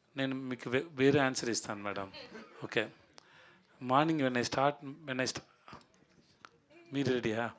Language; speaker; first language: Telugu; non-native, learner; Tamil